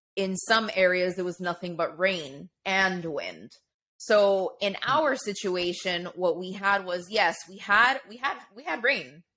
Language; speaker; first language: English; native; English